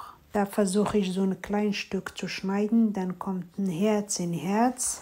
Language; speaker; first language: German; non-native, fluent; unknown